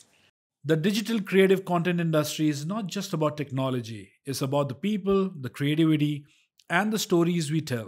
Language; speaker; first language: English; non-native, local second language; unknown